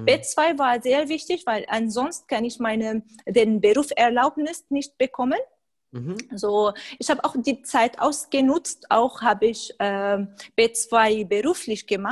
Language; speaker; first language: German; non-native, fluent; Arabic